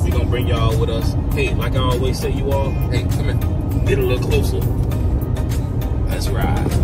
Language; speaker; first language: English; native; English